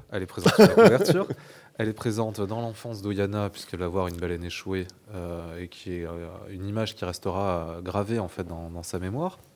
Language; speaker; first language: French; native; French